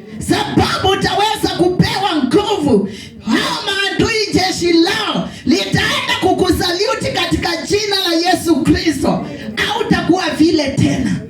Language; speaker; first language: Swahili; non-native, local second language; Kamba